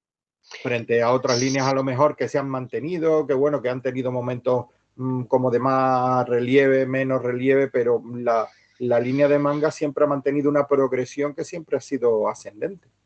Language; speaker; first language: Spanish; native; Spanish